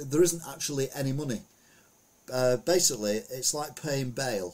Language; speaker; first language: English; native; English